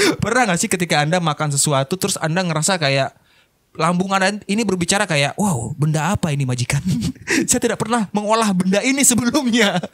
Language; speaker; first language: Indonesian; native; Indonesian